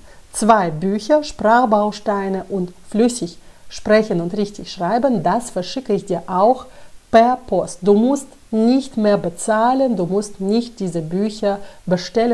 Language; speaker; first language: German; non-native, fluent; Russian